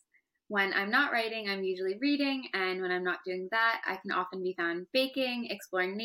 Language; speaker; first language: English; native; English